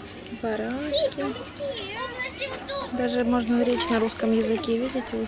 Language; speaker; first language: Russian; native; Russian